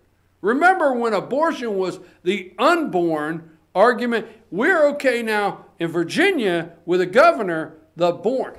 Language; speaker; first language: English; native; English